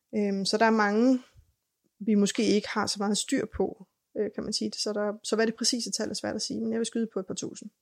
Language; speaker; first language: Danish; native; Danish